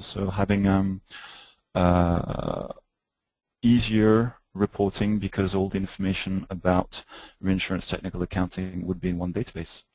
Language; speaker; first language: English; native; English